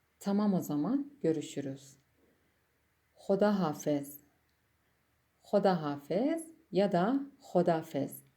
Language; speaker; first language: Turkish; non-native, fluent; Persian